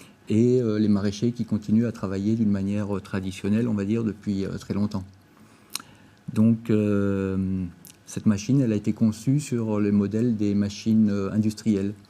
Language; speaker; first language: French; native; French